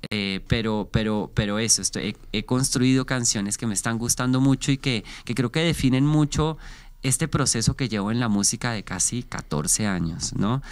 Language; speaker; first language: Spanish; native; Spanish